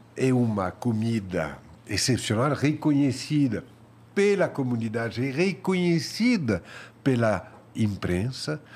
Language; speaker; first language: Portuguese; non-native, fluent; French